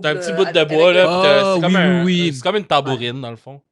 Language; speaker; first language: French; native; French